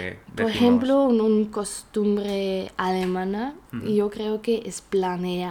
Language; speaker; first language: Spanish; non-native, learner; German